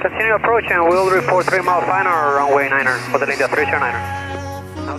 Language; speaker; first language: English; non-native, fluent; Spanish